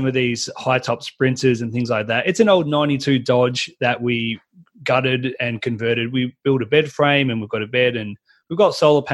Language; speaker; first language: English; native; English